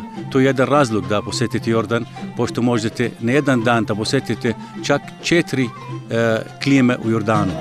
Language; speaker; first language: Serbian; non-native, learner; Arabic